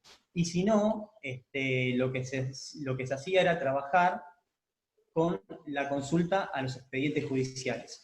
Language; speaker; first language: Spanish; native; Spanish